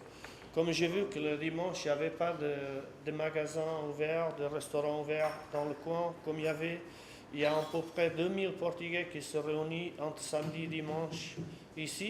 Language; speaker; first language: French; non-native, fluent; Portuguese